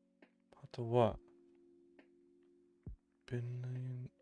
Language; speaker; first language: Japanese; non-native, learner; English